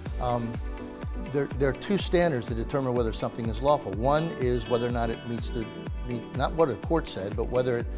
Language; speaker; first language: English; native; English